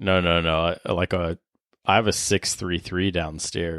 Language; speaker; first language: English; native; English